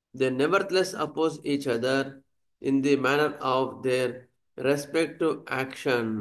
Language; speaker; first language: English; non-native, local second language; Telugu